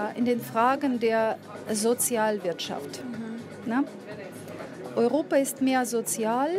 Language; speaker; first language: German; non-native, fluent; Russian